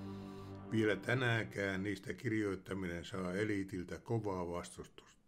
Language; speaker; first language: Finnish; native; Finnish